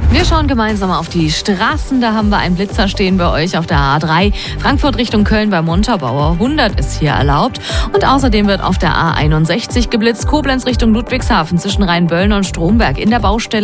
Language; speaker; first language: German; native; German